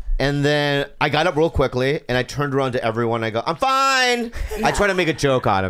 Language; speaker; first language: English; native; English